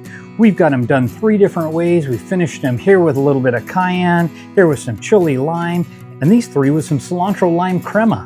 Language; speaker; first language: English; native; English